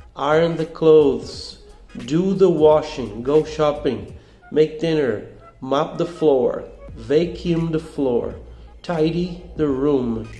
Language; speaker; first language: English; non-native, fluent; Portuguese